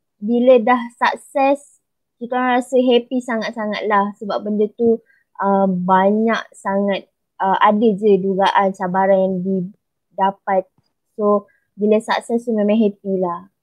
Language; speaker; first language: Malay; native; Malay